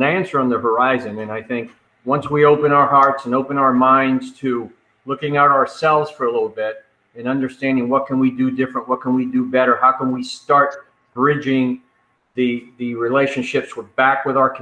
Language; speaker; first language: English; native; English